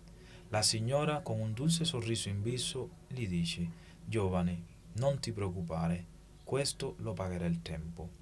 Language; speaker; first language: Italian; non-native, learner; Spanish